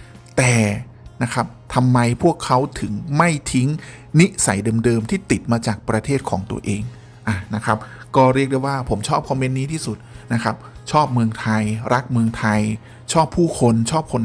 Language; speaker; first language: Thai; native; Thai